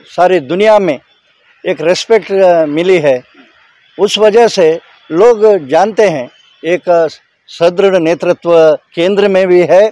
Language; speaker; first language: Hindi; non-native, local second language; Kannada